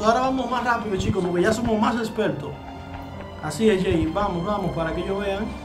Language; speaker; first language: Spanish; native; Spanish